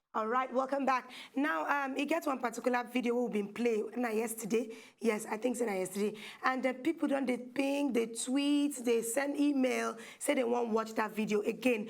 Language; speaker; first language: Nigerian Pidgin; native; Nigerian Pidgin